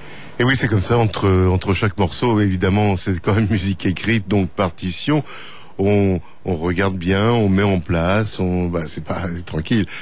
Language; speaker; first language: French; native; French